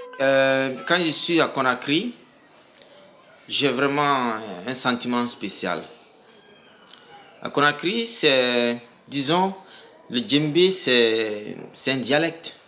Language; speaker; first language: French; non-native, local second language; Mandingo